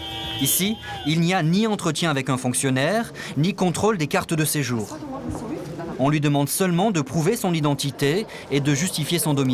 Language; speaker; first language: French; native; French